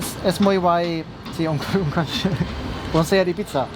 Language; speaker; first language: Spanish; non-native, learner; German